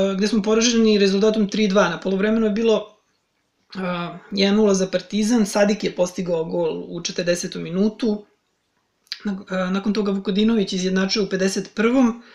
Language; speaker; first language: Serbian; native; Serbian